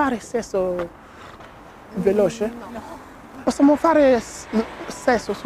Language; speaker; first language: Italian; non-native, learner; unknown